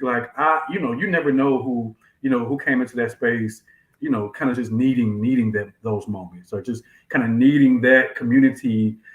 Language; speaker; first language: English; native; English